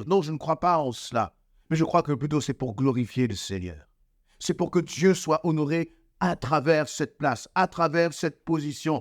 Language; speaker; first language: French; native; French